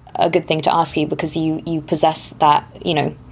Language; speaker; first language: English; non-native, fluent; German